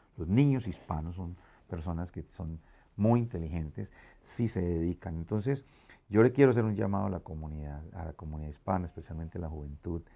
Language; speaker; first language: Spanish; native; Spanish